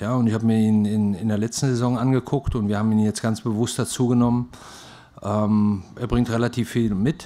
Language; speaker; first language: German; native; German